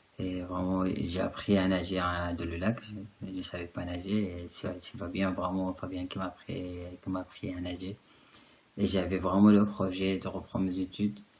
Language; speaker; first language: French; non-native, fluent; Arabic